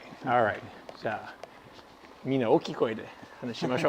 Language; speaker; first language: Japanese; non-native, learner; English